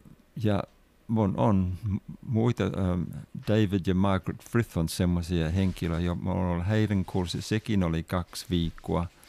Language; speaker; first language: Finnish; non-native, fluent; English